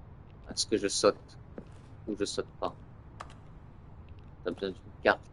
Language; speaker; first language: French; native; French